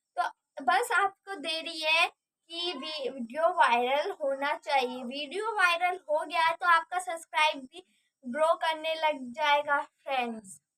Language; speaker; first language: Hindi; native; Hindi